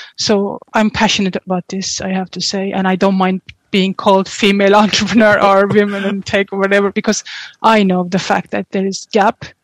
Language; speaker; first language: English; non-native, fluent; Turkish